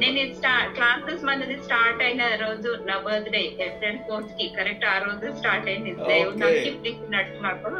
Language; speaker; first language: Telugu; non-native, local second language; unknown